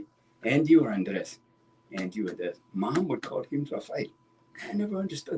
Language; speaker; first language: English; native; English